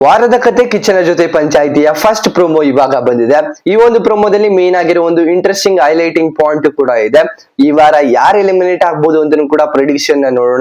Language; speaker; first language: Kannada; native; Kannada